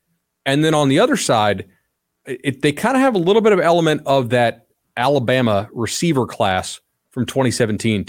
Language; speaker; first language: English; native; English